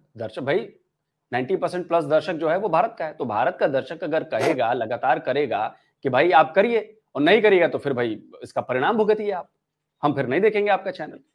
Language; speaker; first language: Hindi; native; Hindi